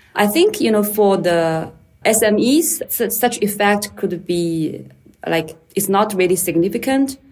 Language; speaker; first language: English; non-native, fluent; Chinese